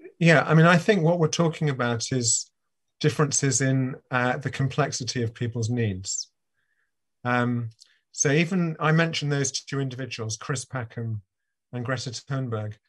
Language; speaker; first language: English; native; English